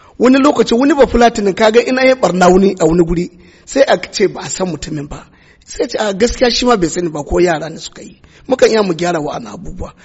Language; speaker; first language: Hausa; non-native, local second language; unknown